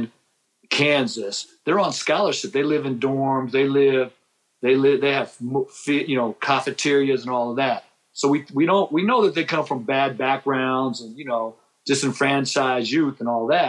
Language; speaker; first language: English; native; English